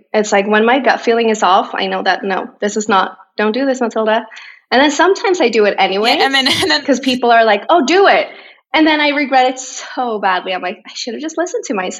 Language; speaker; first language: English; non-native, fluent; Swedish